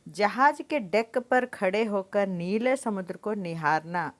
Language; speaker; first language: Hindi; non-native, local second language; Telugu